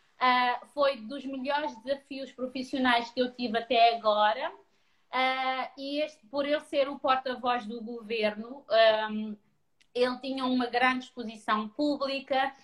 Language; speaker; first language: Portuguese; non-native, local second language; Kabuverdianu